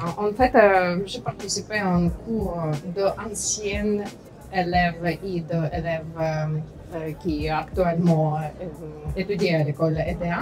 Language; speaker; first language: French; non-native, fluent; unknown